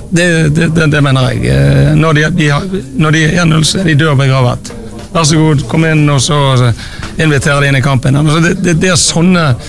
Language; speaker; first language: Norwegian; native; Norwegian